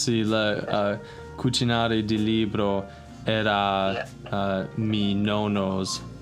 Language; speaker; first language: Italian; non-native, learner; English